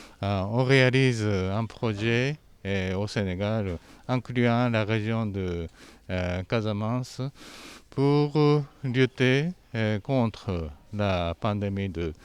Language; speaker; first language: French; non-native, fluent; Japanese